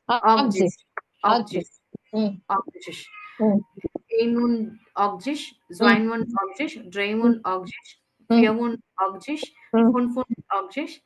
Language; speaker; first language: German; non-native, learner; Tamil